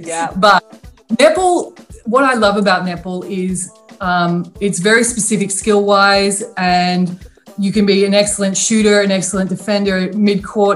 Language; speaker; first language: English; native; English